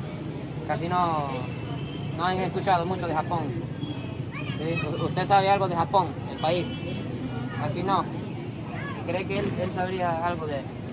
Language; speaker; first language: Spanish; non-native, fluent; Japanese